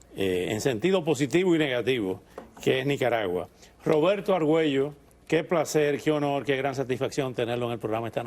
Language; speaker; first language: Spanish; native; Spanish